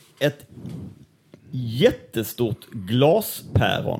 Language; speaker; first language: Swedish; native; Swedish